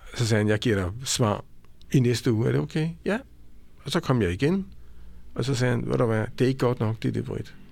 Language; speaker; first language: Danish; native; Danish